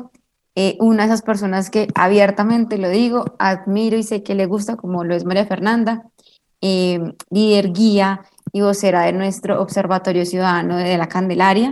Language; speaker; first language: Spanish; native; Spanish